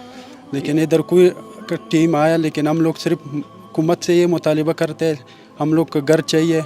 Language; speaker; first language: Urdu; non-native, local second language; Pashto